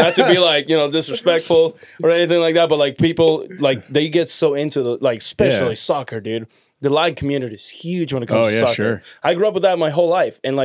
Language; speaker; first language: English; non-native, fluent; Spanish